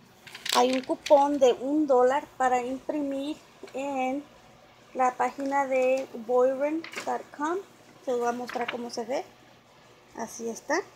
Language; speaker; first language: Spanish; native; Spanish